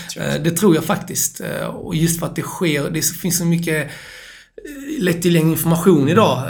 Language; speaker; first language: Swedish; native; Swedish